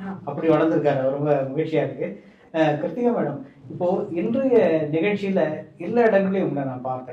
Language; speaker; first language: Tamil; native; Tamil